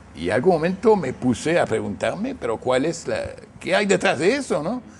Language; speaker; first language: Spanish; non-native, fluent; English